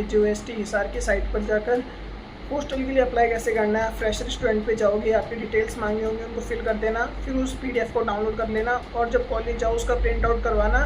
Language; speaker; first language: Hindi; native; Hindi